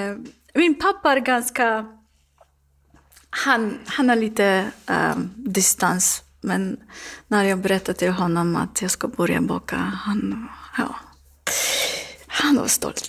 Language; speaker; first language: Swedish; non-native, learner; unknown